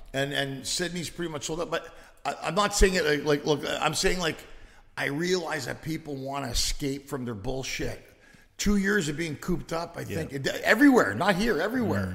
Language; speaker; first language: English; early bilingual, other home language; Greek